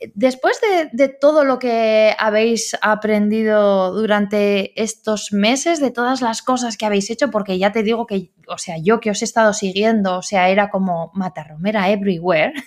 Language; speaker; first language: Spanish; native; Spanish